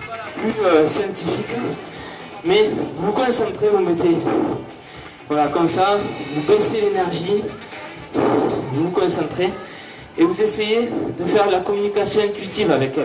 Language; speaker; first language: French; native; French